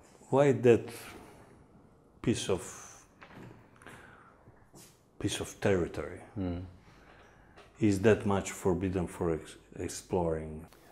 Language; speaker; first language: English; non-native, learner; Macedonian